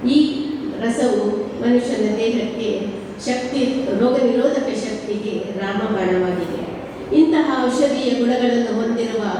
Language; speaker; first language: Kannada; non-native, local second language; Tulu